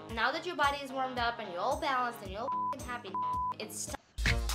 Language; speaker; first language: English; non-native, fluent; Russian